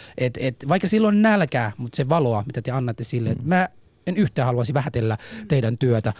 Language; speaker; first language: Finnish; early bilingual, other home language; Somali